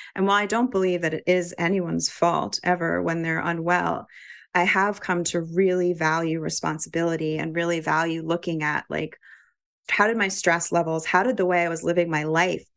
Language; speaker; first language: English; native; English